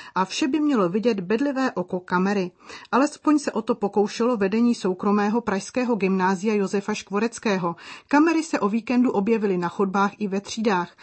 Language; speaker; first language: Czech; native; Czech